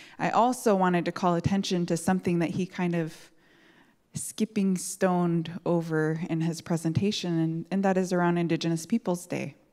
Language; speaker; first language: English; native; English